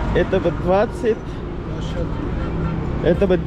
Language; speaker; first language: Russian; non-native, learner; Pashto